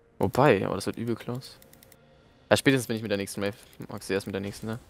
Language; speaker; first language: German; native; German